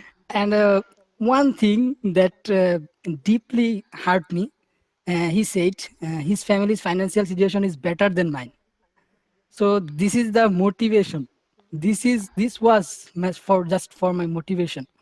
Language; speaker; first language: English; non-native, local second language; Bangla